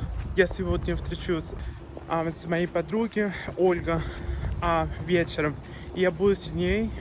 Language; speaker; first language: Russian; non-native, fluent; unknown